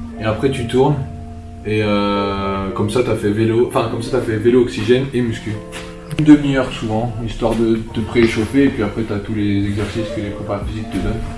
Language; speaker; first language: French; native; French